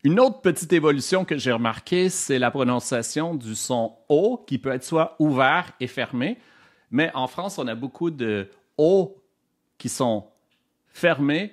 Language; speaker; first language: French; native; French